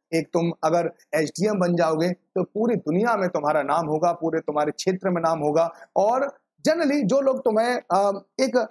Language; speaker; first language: Hindi; native; Hindi